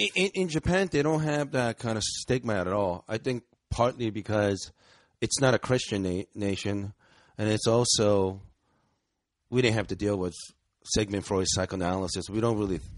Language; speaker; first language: English; early bilingual, other home language; Japanese